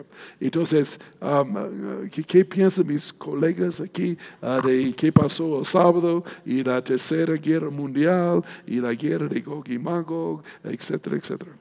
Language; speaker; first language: Spanish; non-native, fluent; English